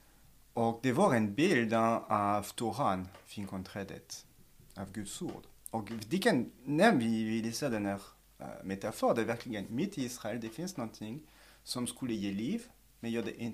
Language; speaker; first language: Swedish; non-native, fluent; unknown